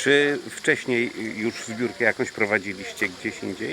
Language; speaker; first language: Polish; native; Polish